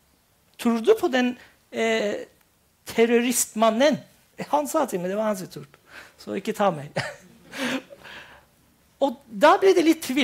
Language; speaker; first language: Norwegian; non-native, fluent; Turkish